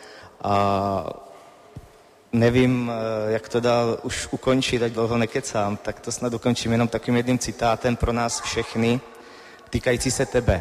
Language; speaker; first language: Czech; native; Czech